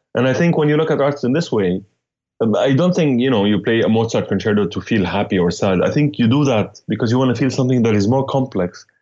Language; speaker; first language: English; non-native, fluent; Arabic